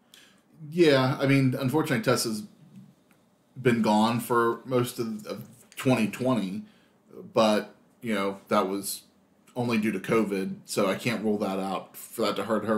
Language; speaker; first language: English; native; English